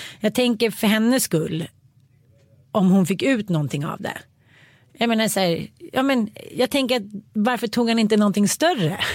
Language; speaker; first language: Swedish; native; Swedish